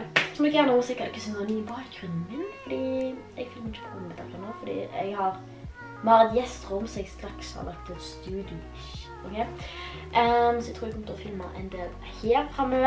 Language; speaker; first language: Norwegian; native; Norwegian